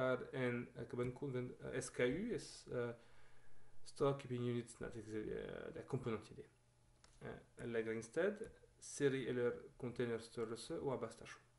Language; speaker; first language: Norwegian; non-native, learner; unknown